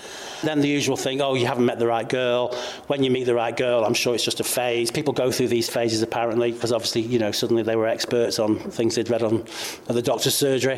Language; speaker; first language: English; native; English